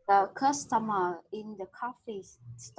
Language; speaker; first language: English; non-native, learner; Vietnamese